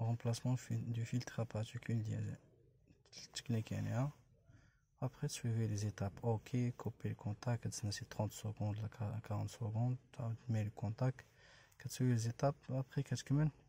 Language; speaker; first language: French; non-native, local second language; Arabic